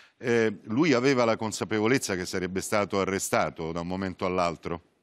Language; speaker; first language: Italian; native; Italian